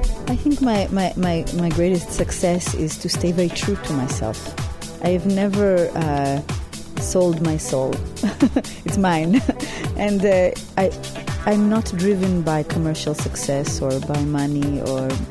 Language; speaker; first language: English; early bilingual, other home language; Hebrew